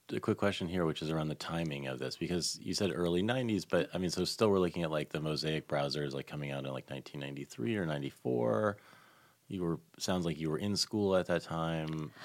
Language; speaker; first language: English; native; English